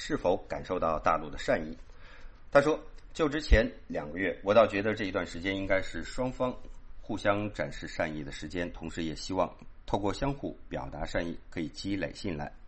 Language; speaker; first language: Chinese; native; Chinese